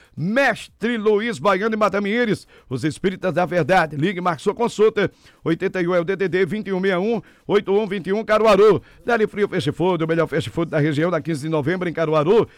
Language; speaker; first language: Portuguese; native; Portuguese